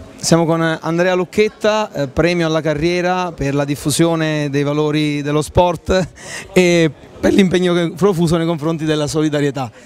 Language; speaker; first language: Italian; native; Italian